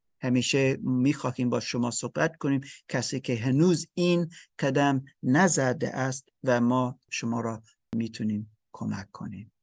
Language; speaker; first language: Persian; non-native, learner; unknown